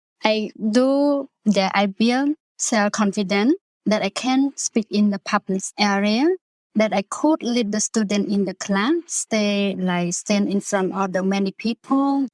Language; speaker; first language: English; non-native, learner; Khmer